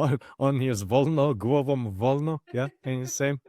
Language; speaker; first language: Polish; non-native, learner; English